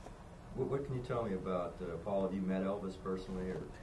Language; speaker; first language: English; native; English